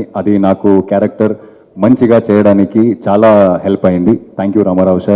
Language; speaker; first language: Telugu; non-native, fluent; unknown